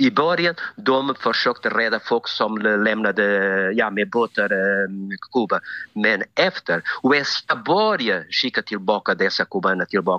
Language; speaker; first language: Swedish; non-native, fluent; Spanish